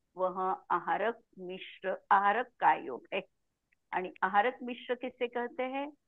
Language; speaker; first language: Hindi; non-native, local second language; Marathi